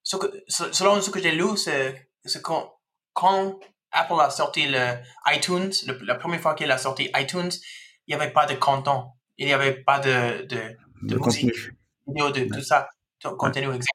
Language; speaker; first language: French; non-native, fluent; English